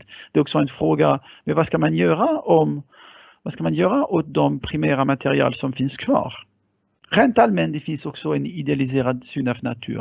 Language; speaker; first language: Swedish; non-native, fluent; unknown